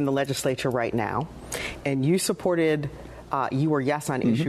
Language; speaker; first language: English; non-native, fluent; Spanish